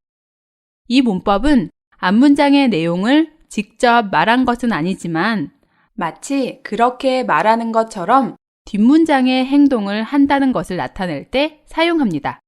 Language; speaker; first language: Korean; native; Korean